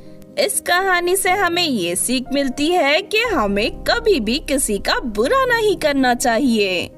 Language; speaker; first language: Hindi; native; Hindi